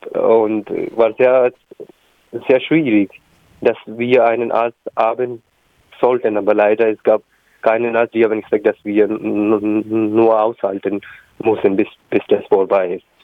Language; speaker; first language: German; non-native, learner; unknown